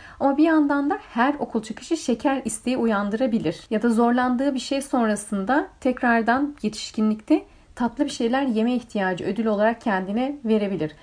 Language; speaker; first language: Turkish; native; Turkish